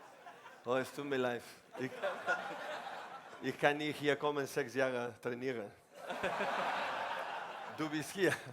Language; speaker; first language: German; non-native, learner; Spanish